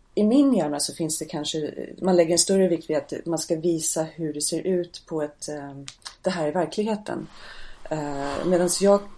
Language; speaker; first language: Swedish; non-native, fluent; English